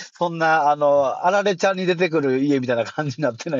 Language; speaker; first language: Japanese; native; Japanese